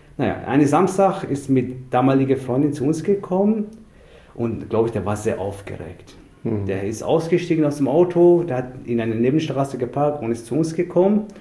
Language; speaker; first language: German; non-native, fluent; Persian